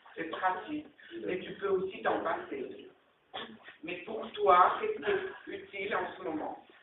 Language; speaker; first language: French; native; French